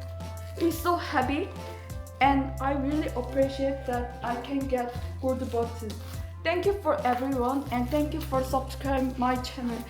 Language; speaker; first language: English; non-native, learner; Korean